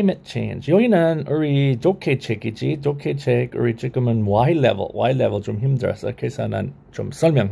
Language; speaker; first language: Korean; non-native, learner; English